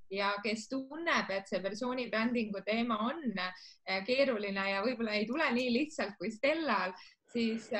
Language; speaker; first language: Estonian; native; Estonian